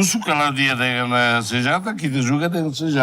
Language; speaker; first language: Indonesian; non-native, fluent; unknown